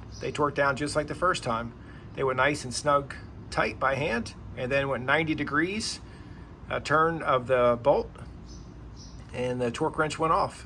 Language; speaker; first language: English; native; English